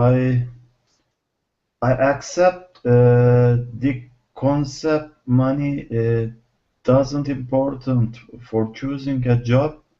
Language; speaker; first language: English; non-native, learner; Turkish